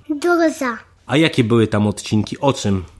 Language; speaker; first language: Polish; native; Polish